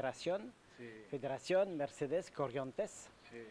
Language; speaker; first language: Spanish; non-native, learner; French